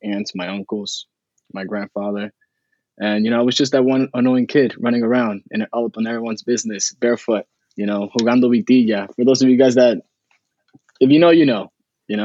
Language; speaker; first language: English; early bilingual, other home language; Spanish